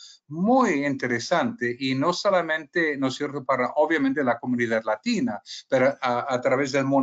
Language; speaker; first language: Spanish; non-native, fluent; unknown